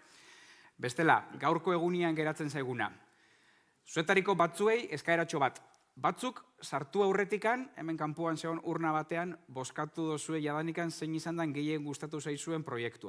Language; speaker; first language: Basque; native; Basque